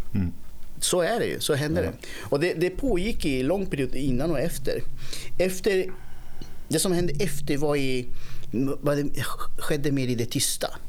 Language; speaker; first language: Swedish; early bilingual, other home language; Spanish